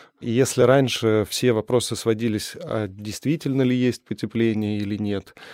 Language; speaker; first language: Russian; native; Russian